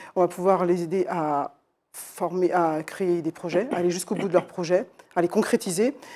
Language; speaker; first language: French; native; French